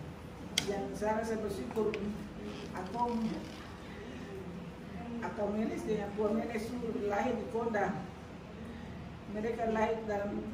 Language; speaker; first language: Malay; non-native, local second language; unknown